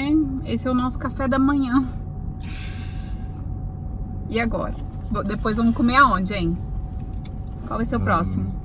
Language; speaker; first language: Portuguese; native; Portuguese